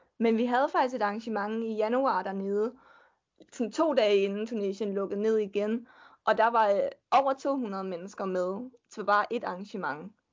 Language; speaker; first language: Danish; native; Danish